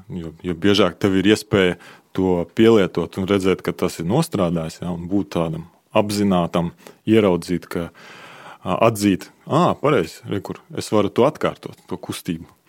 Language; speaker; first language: Latvian; non-native, local second language; Russian